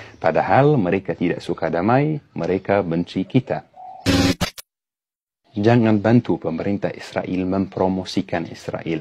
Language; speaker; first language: Indonesian; non-native, fluent; Arabic